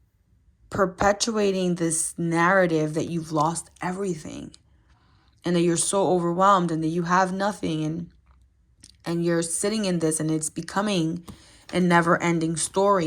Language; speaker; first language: English; native; English